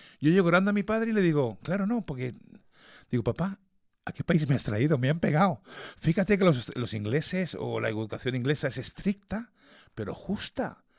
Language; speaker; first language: Spanish; early bilingual, other home language; English